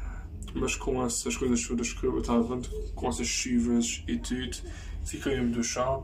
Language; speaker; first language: Portuguese; early bilingual, heritage; Portuguese